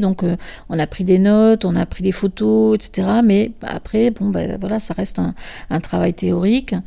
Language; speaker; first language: French; native; French